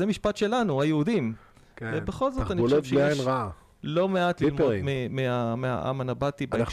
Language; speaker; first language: Hebrew; native; Hebrew